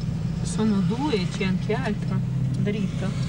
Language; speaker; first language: Italian; non-native, fluent; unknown